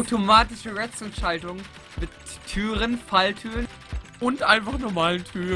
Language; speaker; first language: German; native; German